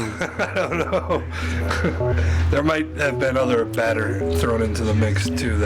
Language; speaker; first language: English; native; English